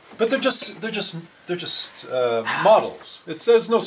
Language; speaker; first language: English; native; English